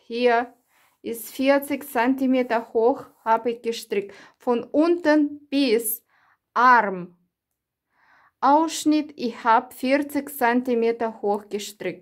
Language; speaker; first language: German; non-native, learner; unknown